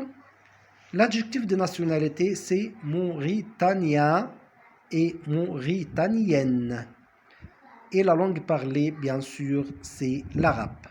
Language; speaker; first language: French; non-native, fluent; Arabic